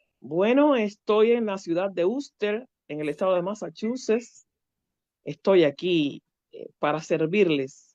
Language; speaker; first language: Spanish; native; Spanish